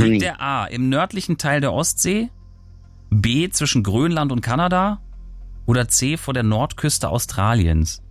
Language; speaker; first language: German; native; German